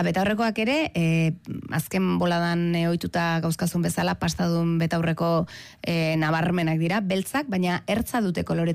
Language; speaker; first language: Basque; native; Basque